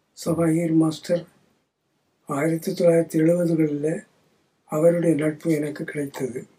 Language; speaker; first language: Tamil; native; Tamil